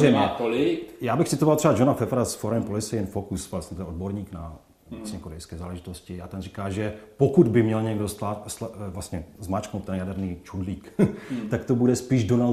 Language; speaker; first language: Czech; native; Czech